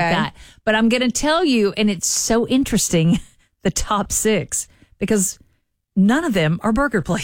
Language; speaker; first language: English; native; English